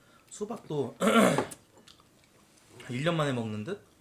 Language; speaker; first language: Korean; native; Korean